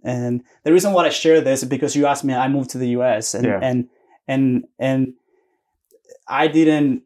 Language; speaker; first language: English; non-native, fluent; Spanish